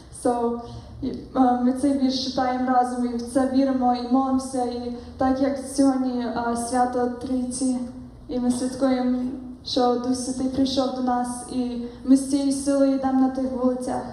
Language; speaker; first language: Ukrainian; early bilingual, heritage; Ukrainian